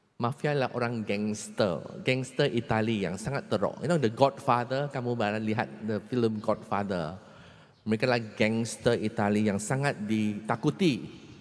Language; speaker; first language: Malay; non-native, local second language; Chinese